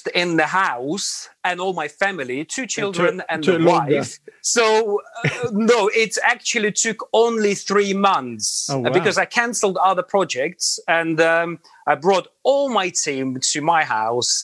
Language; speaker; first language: English; non-native, fluent; Latvian